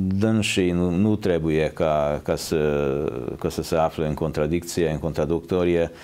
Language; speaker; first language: Romanian; non-native, fluent; Hungarian